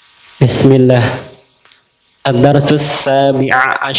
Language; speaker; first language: Arabic; non-native, learner; Indonesian